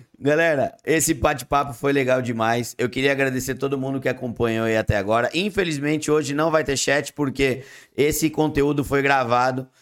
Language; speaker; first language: Portuguese; native; Portuguese